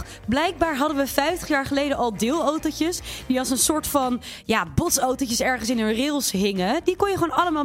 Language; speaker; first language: Dutch; native; Dutch